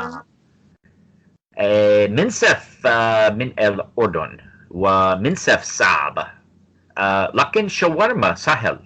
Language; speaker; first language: Arabic; non-native, fluent; English